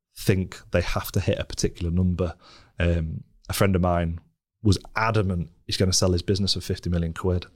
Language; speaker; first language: English; native; English